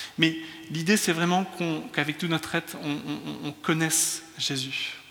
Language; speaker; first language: French; early bilingual, other home language; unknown